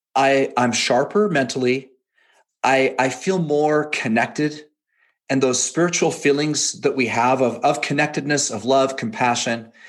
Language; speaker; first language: English; native; English